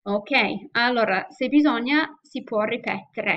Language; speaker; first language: Italian; non-native, fluent; English